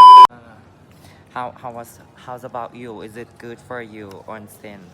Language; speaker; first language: English; non-native, learner; Thai